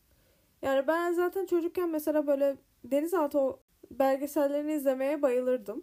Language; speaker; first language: Turkish; native; Turkish